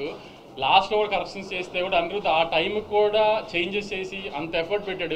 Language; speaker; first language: Telugu; native; Telugu